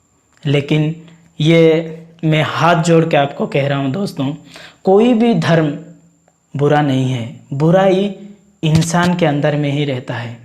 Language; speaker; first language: Hindi; non-native, local second language; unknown